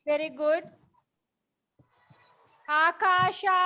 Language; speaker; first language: English; non-native, fluent; Sinhala